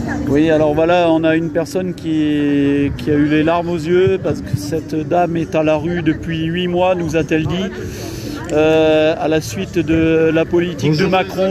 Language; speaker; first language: French; native; French